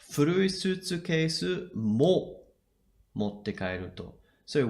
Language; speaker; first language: Japanese; non-native, fluent; English